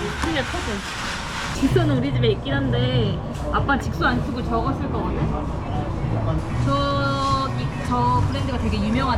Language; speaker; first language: Korean; native; Korean